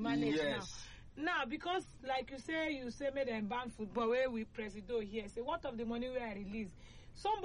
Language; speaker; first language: English; non-native, local second language; Igbo